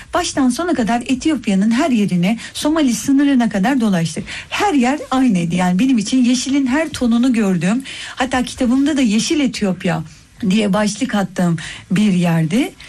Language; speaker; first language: Turkish; native; Turkish